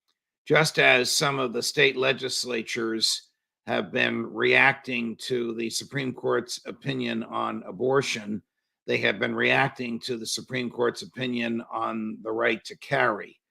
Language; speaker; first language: English; native; English